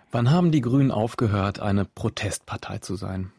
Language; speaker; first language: German; native; German